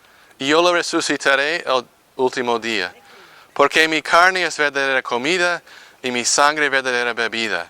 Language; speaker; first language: Spanish; non-native, fluent; English